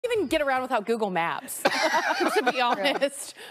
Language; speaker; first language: English; native; English